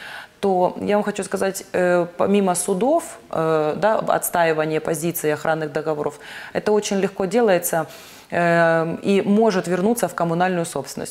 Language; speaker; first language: Russian; native; Russian